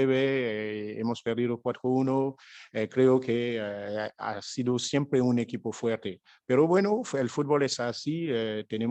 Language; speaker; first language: Spanish; non-native, fluent; French